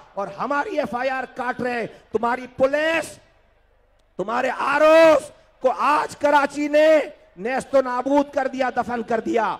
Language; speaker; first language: Urdu; native; Urdu